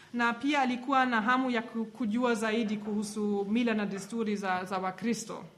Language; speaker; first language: Swahili; non-native, fluent; German